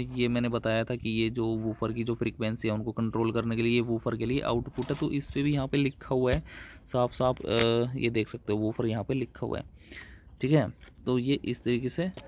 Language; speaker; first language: Hindi; native; Hindi